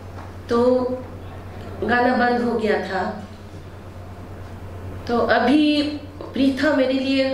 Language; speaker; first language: Hindi; non-native, local second language; Bangla